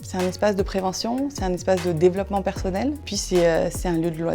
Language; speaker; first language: French; native; French